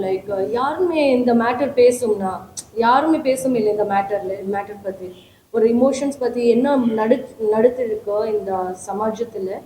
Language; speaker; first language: Tamil; non-native, learner; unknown